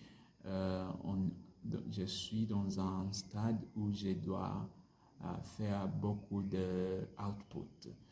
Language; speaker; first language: French; non-native, learner; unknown